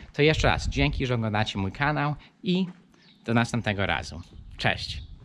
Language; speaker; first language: Polish; early bilingual, heritage; English